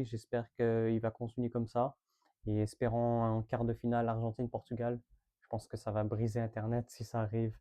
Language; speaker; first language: French; native; French